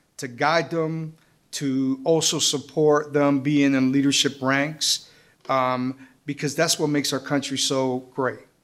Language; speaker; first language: English; early bilingual, other home language; Spanish